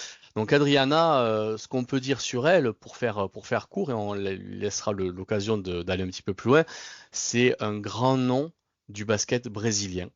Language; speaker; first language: French; native; French